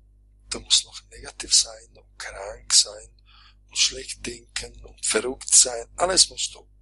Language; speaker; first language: German; non-native, fluent; Croatian